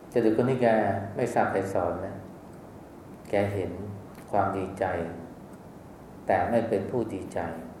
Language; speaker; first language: Thai; native; Thai